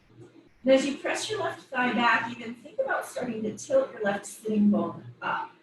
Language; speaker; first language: English; native; English